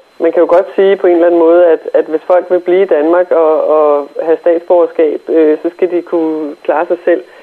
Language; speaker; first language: Danish; native; Danish